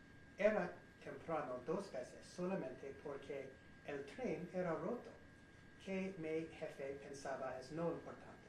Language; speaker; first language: Spanish; non-native, learner; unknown